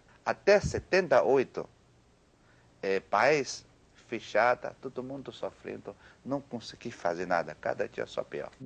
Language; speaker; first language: Portuguese; non-native, learner; Chinese